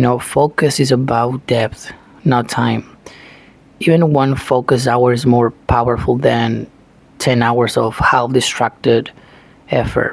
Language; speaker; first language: English; non-native, fluent; Spanish